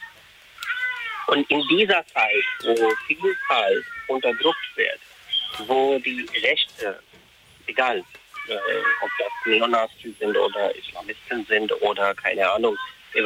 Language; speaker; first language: German; non-native, fluent; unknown